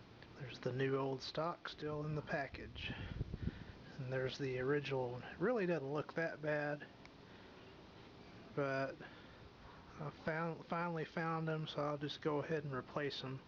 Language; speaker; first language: English; native; English